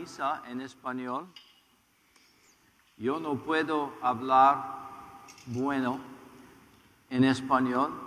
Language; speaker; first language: Spanish; non-native, learner; English